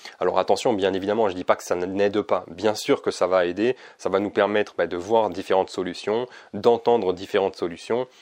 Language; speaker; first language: French; native; French